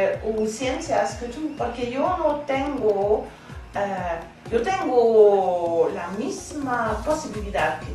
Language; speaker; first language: Spanish; non-native, fluent; German